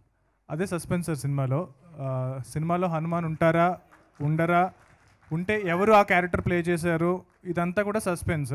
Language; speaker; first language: Telugu; native; Telugu